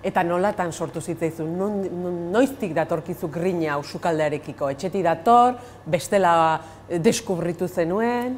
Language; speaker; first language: Basque; native; Basque